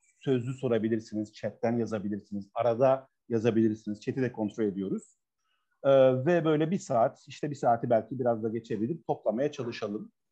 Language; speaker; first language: Turkish; native; Turkish